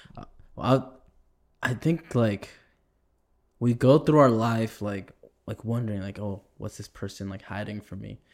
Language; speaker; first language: English; native; English